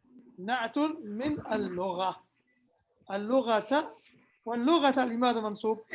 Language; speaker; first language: Arabic; non-native, fluent; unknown